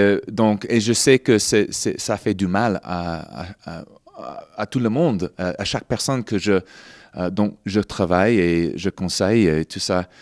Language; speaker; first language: French; non-native, fluent; English